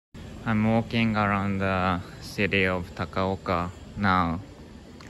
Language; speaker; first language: English; non-native, learner; Japanese